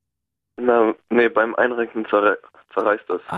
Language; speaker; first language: German; native; German